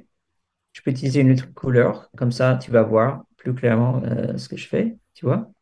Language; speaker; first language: French; non-native, fluent; English